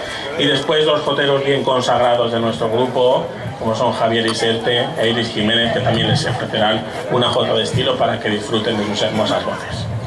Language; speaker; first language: Spanish; native; Spanish